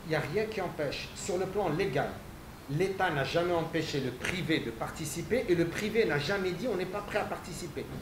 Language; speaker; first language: French; non-native, local second language; Arabic